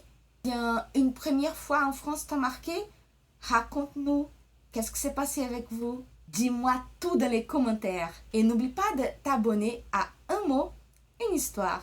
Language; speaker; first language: French; early bilingual, other home language; Portuguese